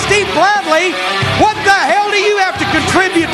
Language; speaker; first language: English; native; English